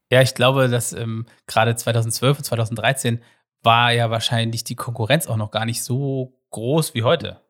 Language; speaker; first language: German; native; German